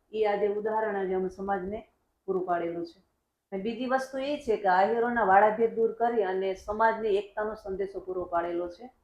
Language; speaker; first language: Gujarati; native; Gujarati